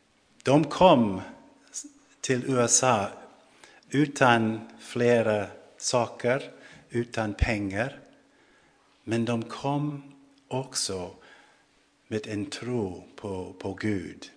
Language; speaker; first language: Swedish; non-native, fluent; English